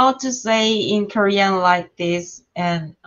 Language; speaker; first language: English; non-native, learner; Korean